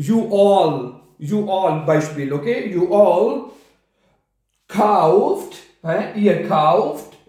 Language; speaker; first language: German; non-native, fluent; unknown